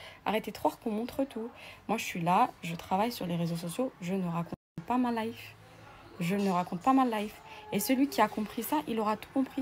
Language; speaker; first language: French; native; French